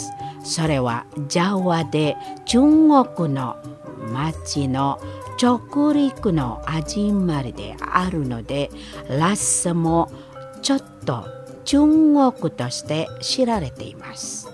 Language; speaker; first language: Japanese; non-native, fluent; Indonesian